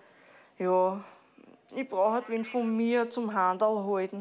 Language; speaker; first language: German; native; German